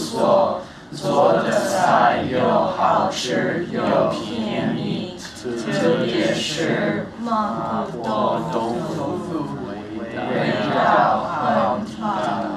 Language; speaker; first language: Chinese; non-native, learner; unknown